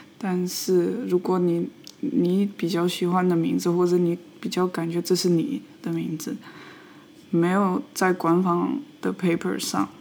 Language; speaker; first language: Chinese; non-native, fluent; Dutch